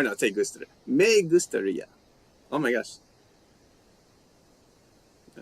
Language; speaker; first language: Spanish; non-native, fluent; English